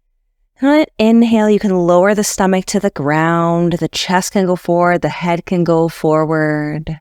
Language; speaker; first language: English; native; English